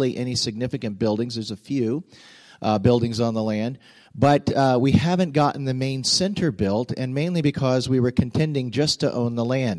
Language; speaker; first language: English; native; English